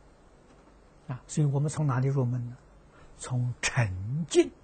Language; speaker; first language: Chinese; native; Chinese